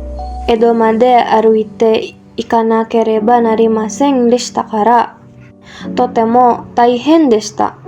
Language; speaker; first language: Japanese; non-native, learner; Indonesian